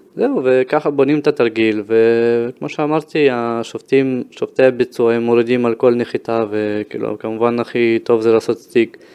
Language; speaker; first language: Hebrew; early bilingual, other home language; Ukrainian